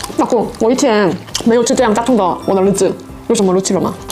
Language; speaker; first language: Chinese; non-native, learner; Korean